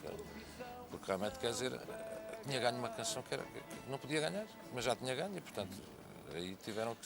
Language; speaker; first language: Portuguese; native; Portuguese